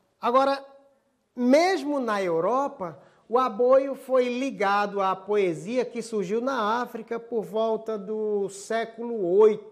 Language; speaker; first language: Portuguese; native; Portuguese